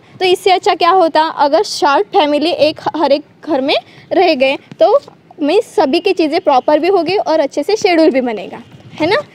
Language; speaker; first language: Hindi; non-native, local second language; Marathi